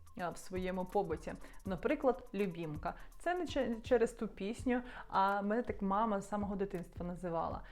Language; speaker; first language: Ukrainian; non-native, local second language; Russian